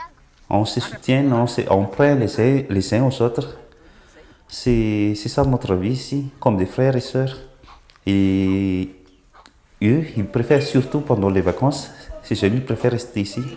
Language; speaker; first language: French; non-native, local second language; Malagasy